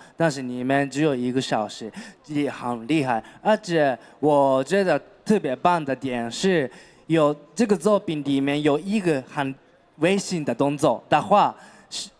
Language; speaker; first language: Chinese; non-native, learner; Japanese